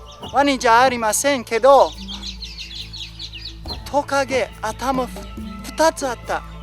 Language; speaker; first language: Japanese; non-native, learner; English